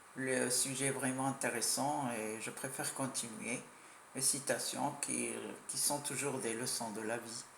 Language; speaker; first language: French; non-native, local second language; Arabic